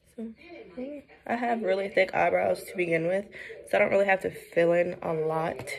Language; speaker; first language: English; native; English